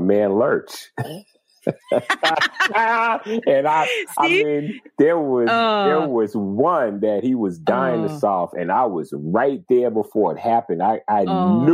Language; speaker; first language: English; native; English